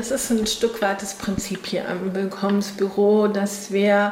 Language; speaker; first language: German; native; German